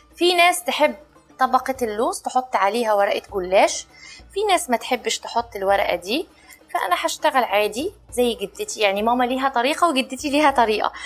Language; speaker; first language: Arabic; native; Arabic